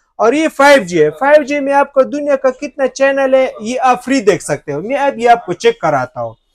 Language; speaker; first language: Urdu; non-native, local second language; Pashto